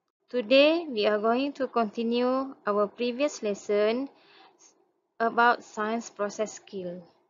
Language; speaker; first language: English; non-native, local second language; Malay